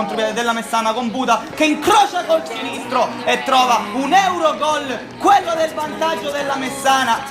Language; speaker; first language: Italian; native; Italian